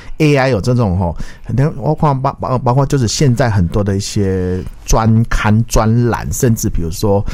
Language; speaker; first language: Chinese; native; Chinese